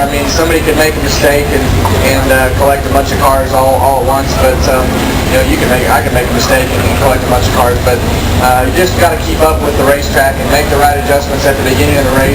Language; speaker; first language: English; native; English